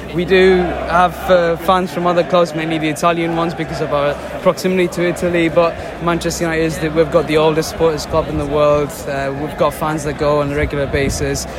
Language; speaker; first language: English; non-native, fluent; Maltese